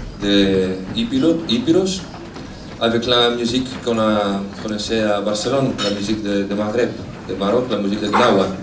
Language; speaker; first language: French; non-native, learner; Greek